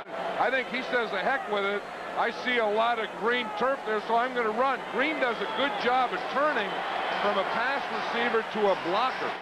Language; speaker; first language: English; native; English